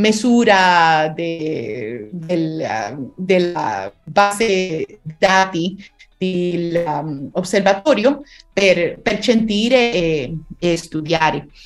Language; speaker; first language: Italian; non-native, learner; Spanish